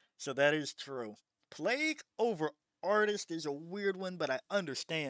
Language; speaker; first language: English; native; English